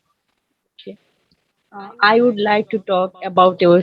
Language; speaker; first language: English; non-native, learner; Bangla